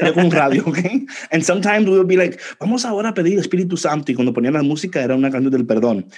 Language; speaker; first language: Spanish; early bilingual, heritage; Spanish